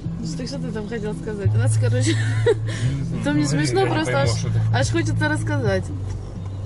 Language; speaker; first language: Russian; native; Russian